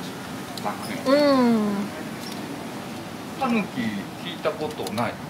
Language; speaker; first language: English; non-native, learner; Japanese